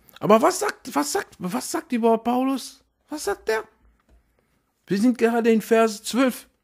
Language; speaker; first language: German; non-native, fluent; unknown